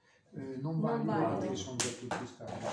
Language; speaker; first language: Italian; native; Italian